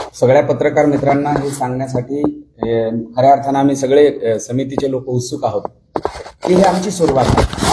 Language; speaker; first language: Marathi; non-native, local second language; Lambadi